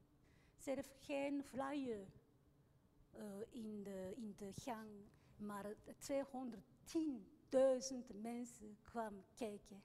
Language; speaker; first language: Dutch; non-native, learner; Japanese